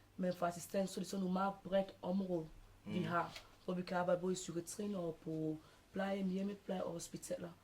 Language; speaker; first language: Danish; early bilingual, other home language; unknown